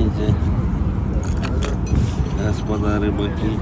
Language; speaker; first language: Russian; native; Russian